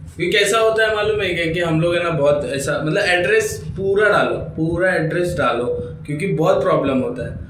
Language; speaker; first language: Hindi; non-native, local second language; Marathi